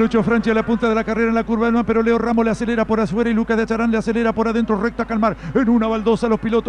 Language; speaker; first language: Spanish; native; Spanish